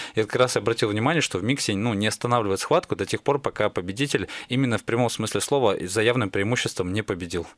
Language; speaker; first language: Russian; native; Russian